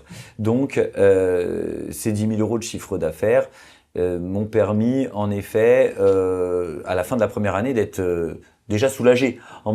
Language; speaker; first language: French; native; French